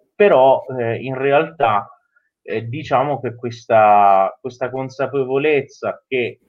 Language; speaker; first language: Italian; non-native, fluent; Persian